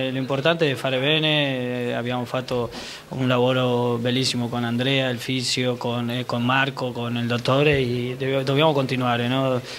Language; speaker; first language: Italian; non-native, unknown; Spanish